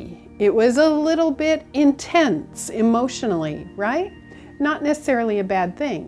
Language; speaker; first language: English; native; English